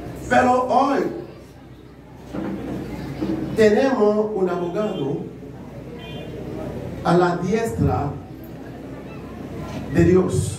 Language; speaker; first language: Spanish; non-native, learner; Haitian Creole